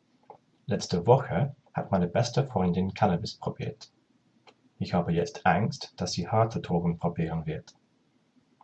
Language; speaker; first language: German; non-native, learner; English